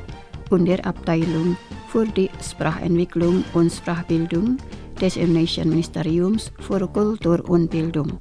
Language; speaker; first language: German; non-native, fluent; Indonesian